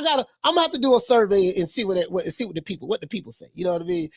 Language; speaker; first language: English; native; English